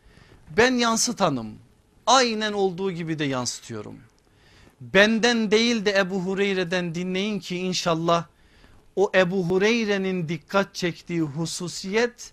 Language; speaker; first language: Turkish; native; Turkish